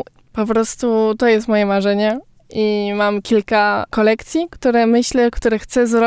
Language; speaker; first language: Polish; early bilingual, heritage; Polish